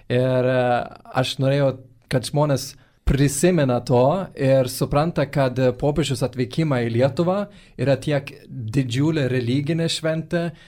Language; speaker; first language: Lithuanian; non-native, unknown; Swedish